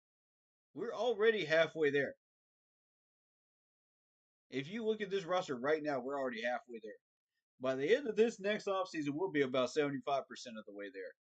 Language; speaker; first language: English; native; English